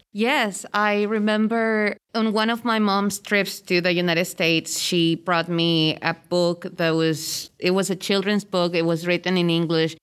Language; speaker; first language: English; non-native, fluent; Spanish